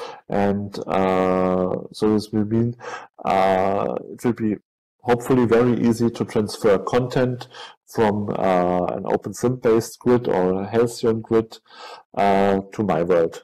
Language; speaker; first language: English; non-native, fluent; German